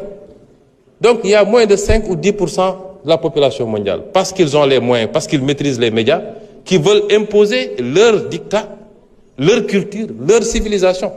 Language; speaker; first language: French; non-native, local second language; Wolof